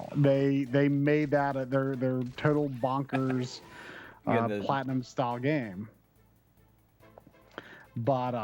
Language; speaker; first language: English; native; English